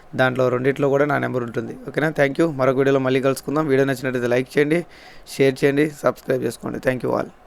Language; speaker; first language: Telugu; native; Telugu